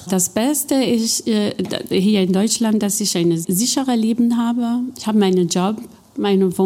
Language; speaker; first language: German; non-native, fluent; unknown